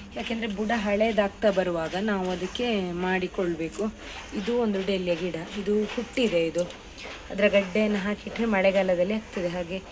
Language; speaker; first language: Kannada; native; Kannada